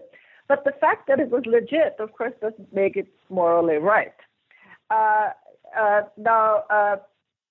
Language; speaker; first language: English; non-native, fluent; German